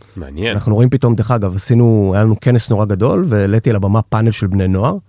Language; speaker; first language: Hebrew; native; Hebrew